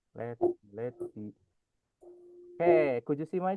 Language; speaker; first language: English; non-native, fluent; Indonesian